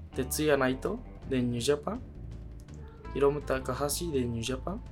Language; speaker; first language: Spanish; non-native, learner; Japanese